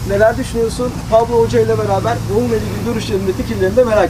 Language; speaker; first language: Turkish; native; Turkish